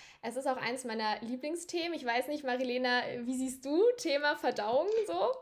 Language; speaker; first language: German; native; German